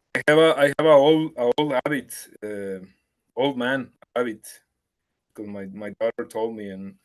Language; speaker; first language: English; non-native, learner; Spanish